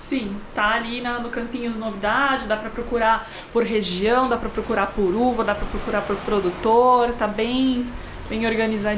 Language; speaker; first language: Portuguese; native; Portuguese